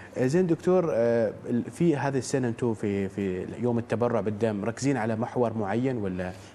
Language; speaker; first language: Arabic; native; Arabic